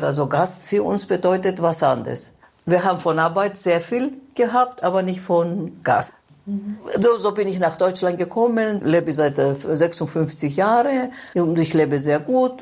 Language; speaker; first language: German; non-native, fluent; Greek